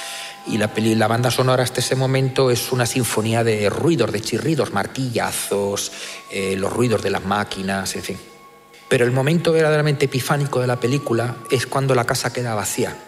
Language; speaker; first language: Spanish; native; Spanish